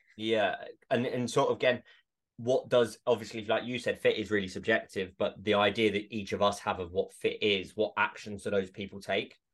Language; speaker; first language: English; native; English